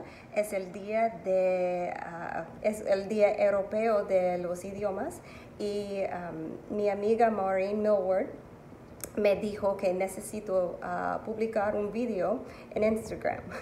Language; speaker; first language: Spanish; non-native, learner; English